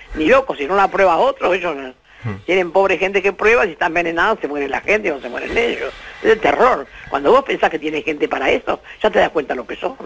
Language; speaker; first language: Spanish; native; Spanish